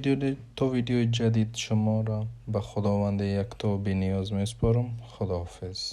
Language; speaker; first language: Persian; non-native, fluent; Urdu